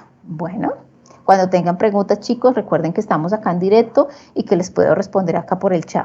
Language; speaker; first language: Spanish; native; Spanish